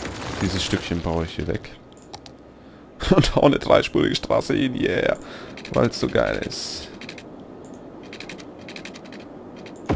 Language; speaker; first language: German; native; German